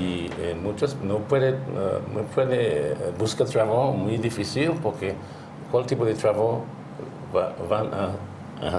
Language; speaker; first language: Spanish; non-native, learner; English